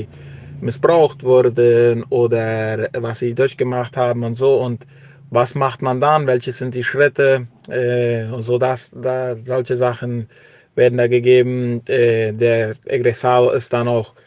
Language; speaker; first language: German; early bilingual, heritage; German